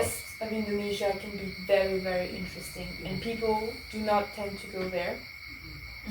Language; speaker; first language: English; non-native, fluent; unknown